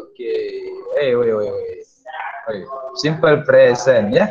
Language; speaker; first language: English; non-native, fluent; Indonesian